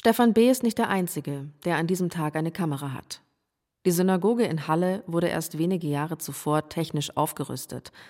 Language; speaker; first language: German; native; German